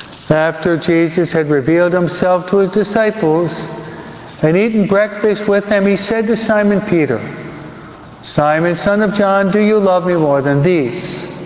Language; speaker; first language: English; native; English